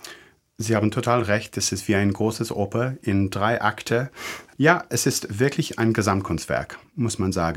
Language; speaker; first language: German; non-native, fluent; English